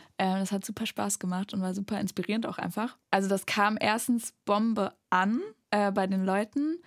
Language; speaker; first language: German; native; German